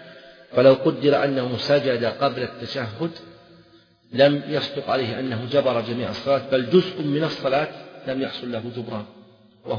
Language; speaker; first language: Arabic; native; Arabic